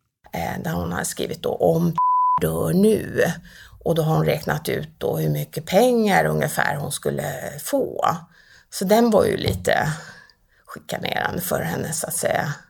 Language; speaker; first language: Swedish; native; Swedish